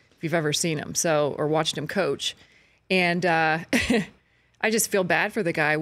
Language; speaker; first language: English; native; English